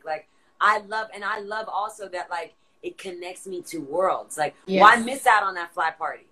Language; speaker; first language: English; native; English